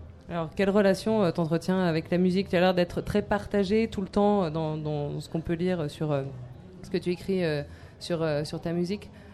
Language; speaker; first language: French; native; French